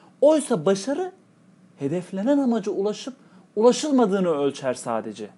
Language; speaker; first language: Turkish; native; Turkish